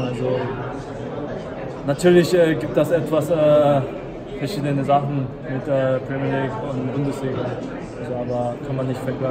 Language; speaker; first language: German; non-native, fluent; Korean